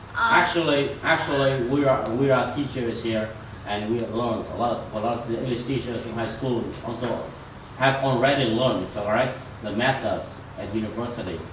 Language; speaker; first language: English; non-native, fluent; Vietnamese